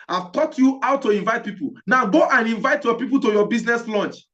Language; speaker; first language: English; non-native, local second language; Yoruba